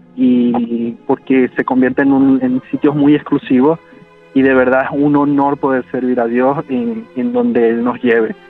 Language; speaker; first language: Spanish; native; Spanish